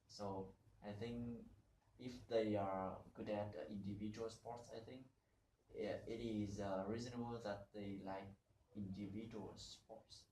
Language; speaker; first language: English; non-native, learner; Vietnamese